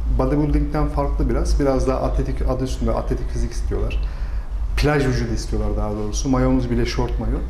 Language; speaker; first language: Turkish; native; Turkish